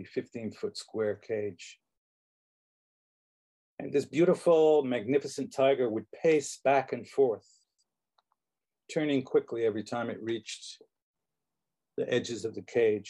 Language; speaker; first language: English; native; English